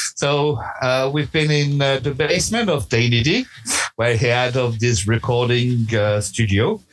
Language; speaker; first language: English; non-native, fluent; French